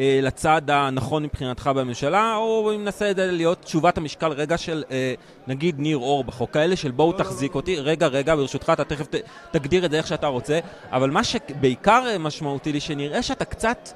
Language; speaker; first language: Hebrew; native; Hebrew